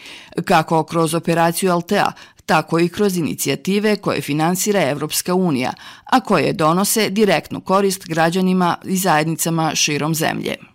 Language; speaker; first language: Serbian; native; Serbian